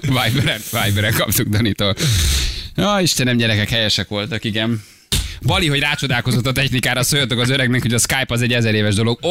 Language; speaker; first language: Hungarian; native; Hungarian